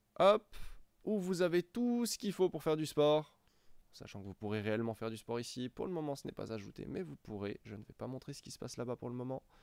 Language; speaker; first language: French; native; French